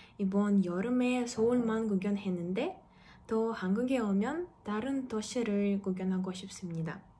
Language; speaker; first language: Korean; non-native, learner; Russian